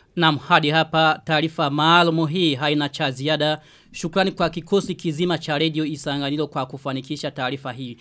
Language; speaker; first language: Swahili; non-native, local second language; Rundi